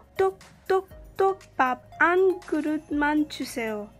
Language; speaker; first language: Korean; non-native, learner; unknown